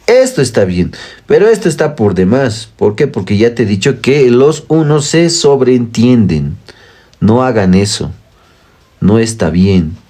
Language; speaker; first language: Spanish; native; Spanish